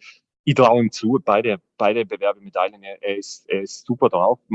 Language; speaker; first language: German; native; German